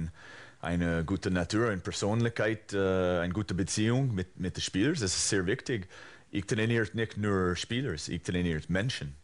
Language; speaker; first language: German; non-native, fluent; English